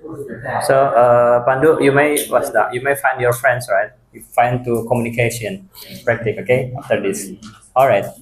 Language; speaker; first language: English; non-native, fluent; Indonesian